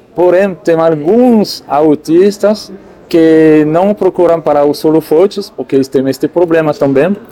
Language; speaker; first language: Portuguese; non-native, fluent; French